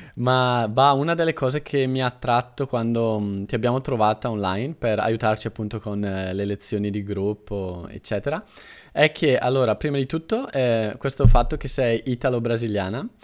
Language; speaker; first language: Italian; native; Italian